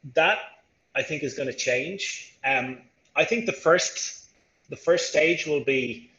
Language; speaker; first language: English; native; English